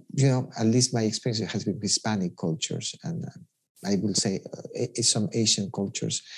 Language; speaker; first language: English; non-native, fluent; Spanish